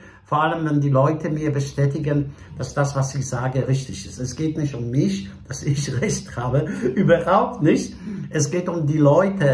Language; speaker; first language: German; non-native, fluent; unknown